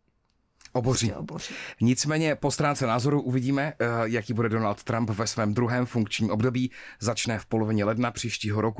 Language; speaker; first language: Czech; native; Czech